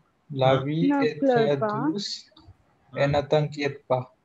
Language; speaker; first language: French; non-native, learner; Hindi